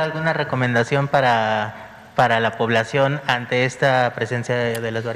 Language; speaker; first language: Spanish; native; Spanish